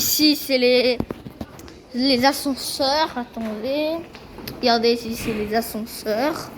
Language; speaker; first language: French; early bilingual, other home language; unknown